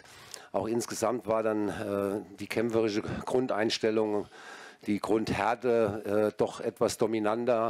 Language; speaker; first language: German; native; German